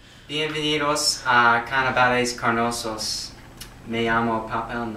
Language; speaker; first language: Spanish; non-native, learner; English